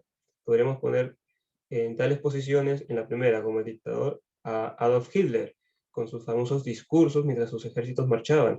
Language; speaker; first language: Spanish; native; Spanish